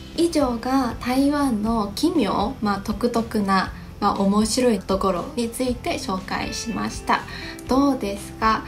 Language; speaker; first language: Japanese; non-native, fluent; Chinese